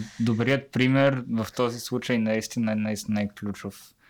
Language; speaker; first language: Bulgarian; native; Bulgarian